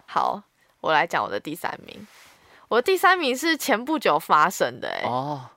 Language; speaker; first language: Chinese; native; Chinese